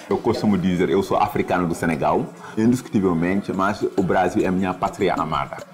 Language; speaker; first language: Portuguese; non-native, fluent; Wolof